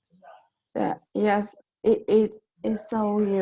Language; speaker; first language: English; non-native, learner; Vietnamese